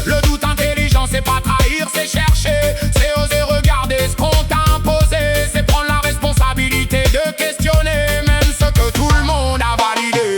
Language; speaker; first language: French; native; French